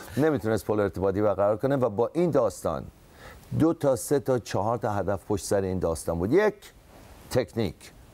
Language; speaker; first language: Persian; native; Persian